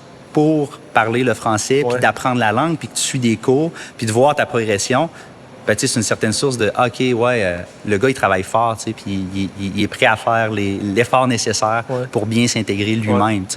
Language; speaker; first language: French; native; French